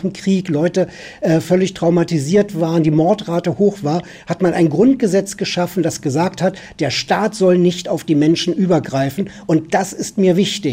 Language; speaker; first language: German; native; German